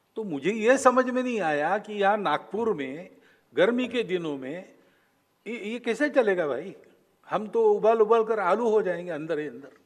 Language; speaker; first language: Hindi; non-native, local second language; Marathi